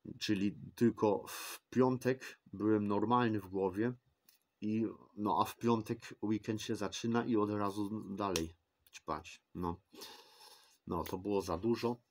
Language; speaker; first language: Polish; early bilingual, heritage; Polish